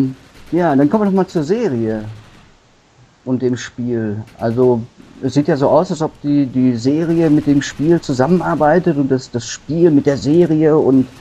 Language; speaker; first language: German; native; German